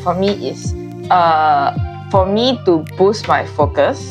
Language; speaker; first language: English; non-native, local second language; Chinese